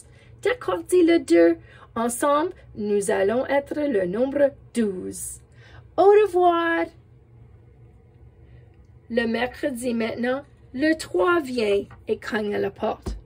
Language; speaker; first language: French; non-native, fluent; English